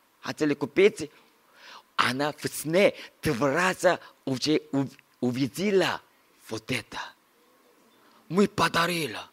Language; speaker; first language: Russian; non-native, learner; Korean